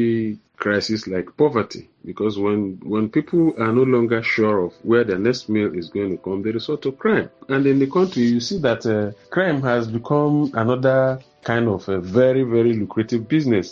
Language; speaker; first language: English; non-native, local second language; Igbo